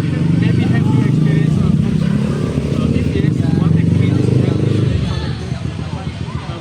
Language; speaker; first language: English; non-native, learner; Indonesian